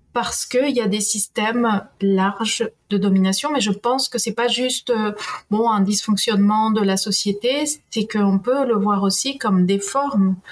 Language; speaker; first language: French; non-native, fluent; Spanish